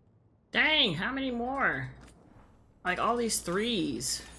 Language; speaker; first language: English; native; English